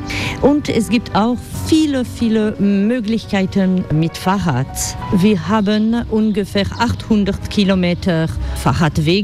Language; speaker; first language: German; non-native, fluent; French